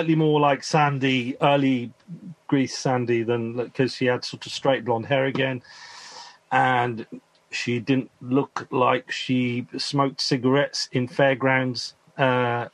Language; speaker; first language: English; native; English